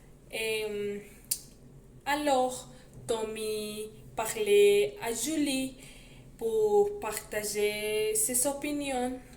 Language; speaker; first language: French; non-native, learner; Spanish